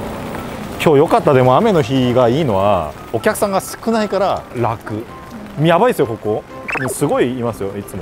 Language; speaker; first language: Japanese; non-native, fluent; Korean